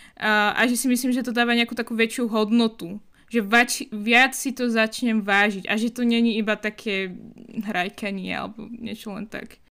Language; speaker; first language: Slovak; non-native, fluent; Arabic